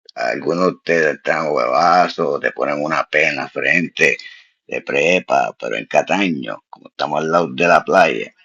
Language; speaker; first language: Spanish; early bilingual, heritage; Spanish